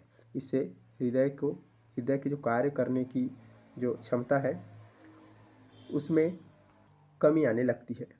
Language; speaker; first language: Hindi; native; Hindi